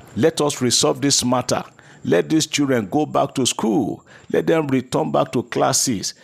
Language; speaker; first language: English; non-native, local second language; Yoruba